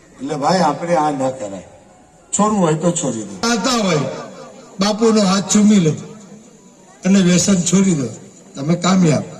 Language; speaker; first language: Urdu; non-native, local second language; Gujarati